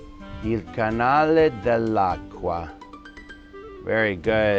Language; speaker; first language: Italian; early bilingual, heritage; English